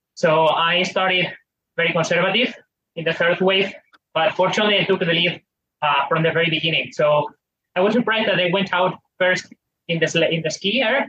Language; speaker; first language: English; non-native, fluent; Spanish